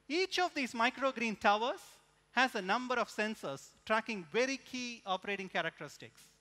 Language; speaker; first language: English; non-native, local second language; Tamil